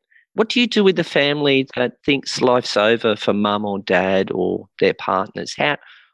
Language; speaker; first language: English; native; English